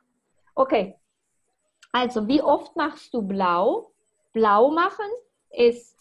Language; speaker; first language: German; non-native, fluent; Spanish